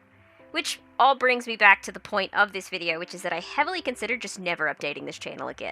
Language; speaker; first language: English; native; English